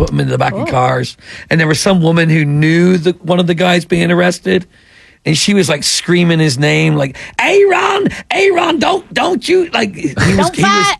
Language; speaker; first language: English; native; English